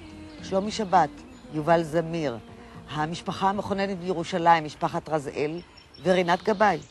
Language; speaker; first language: Hebrew; native; Hebrew